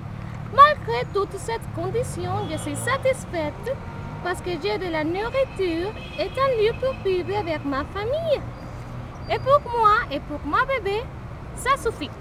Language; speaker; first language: French; non-native, learner; Spanish